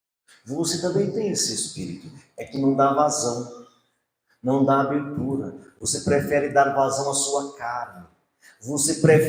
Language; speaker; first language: Portuguese; native; Portuguese